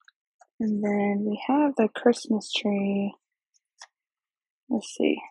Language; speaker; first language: English; native; English